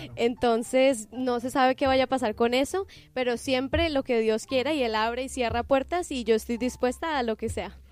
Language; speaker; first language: Spanish; native; Spanish